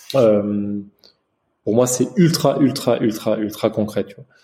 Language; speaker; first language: French; early bilingual, other home language; Chinese